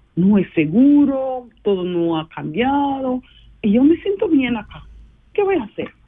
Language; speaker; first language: Spanish; non-native, fluent; Portuguese